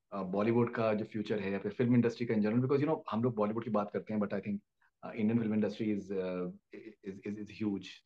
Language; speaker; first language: Hindi; native; Hindi